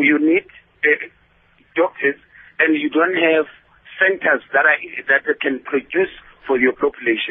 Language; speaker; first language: English; non-native, local second language; Xhosa